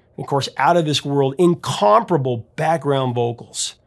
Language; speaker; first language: English; native; English